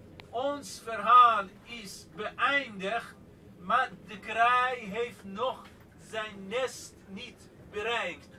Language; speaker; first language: Dutch; non-native, fluent; Persian